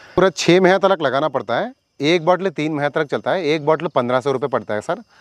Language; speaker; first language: Hindi; non-native, local second language; Kannada